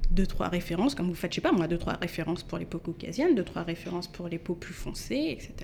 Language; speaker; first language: French; native; French